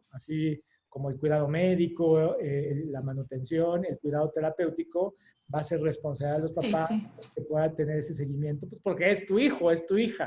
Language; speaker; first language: Spanish; native; Spanish